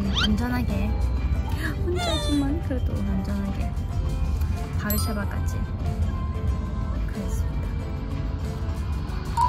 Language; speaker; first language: Korean; non-native, fluent; Thai